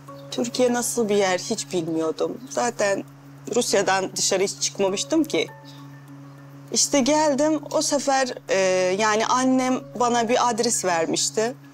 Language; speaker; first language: Turkish; non-native, fluent; Russian